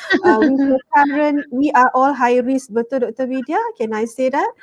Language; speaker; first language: English; non-native, local second language; Malay